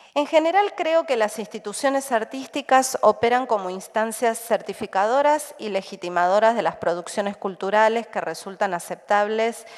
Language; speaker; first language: Spanish; native; Spanish